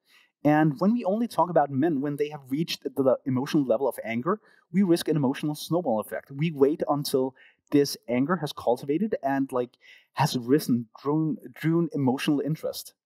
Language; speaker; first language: English; non-native, fluent; Danish